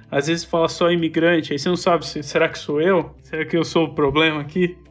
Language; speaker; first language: Portuguese; native; Portuguese